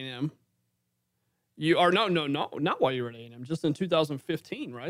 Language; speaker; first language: English; native; English